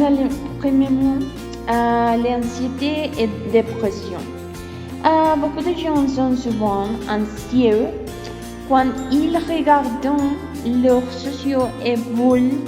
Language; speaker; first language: French; non-native, learner; Spanish